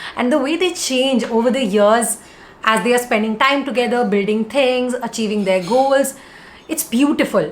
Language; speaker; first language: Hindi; non-native, local second language; Bangla